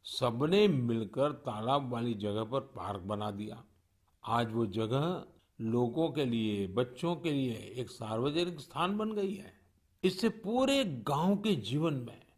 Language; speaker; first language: Hindi; non-native, local second language; Gujarati